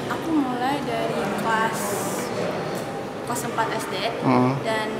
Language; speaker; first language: Indonesian; early bilingual, heritage; English